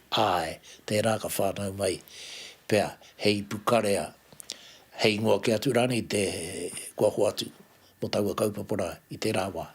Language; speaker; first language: Māori; native; Māori